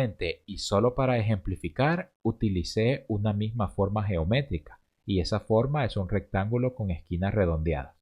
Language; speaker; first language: Spanish; native; Spanish